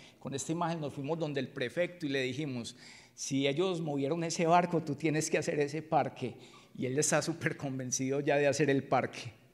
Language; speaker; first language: Spanish; native; Spanish